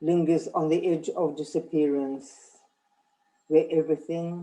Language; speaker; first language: English; non-native, fluent; Lithuanian